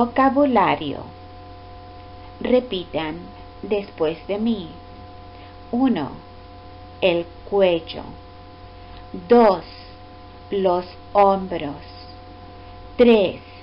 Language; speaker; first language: Spanish; non-native, fluent; English